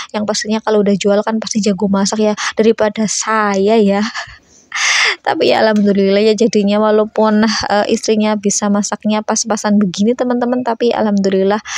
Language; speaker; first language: Indonesian; native; Indonesian